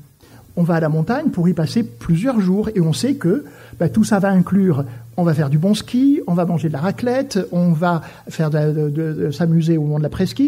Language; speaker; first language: French; native; French